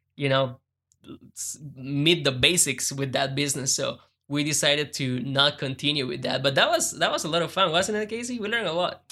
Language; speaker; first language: English; non-native, fluent; Spanish